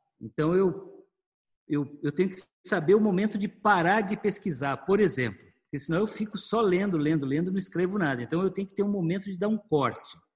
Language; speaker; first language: Portuguese; native; Portuguese